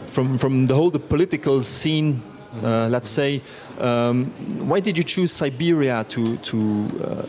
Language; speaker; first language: English; non-native, fluent; Luxembourgish